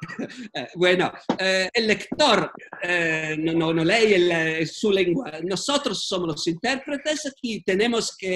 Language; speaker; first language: Spanish; non-native, fluent; Italian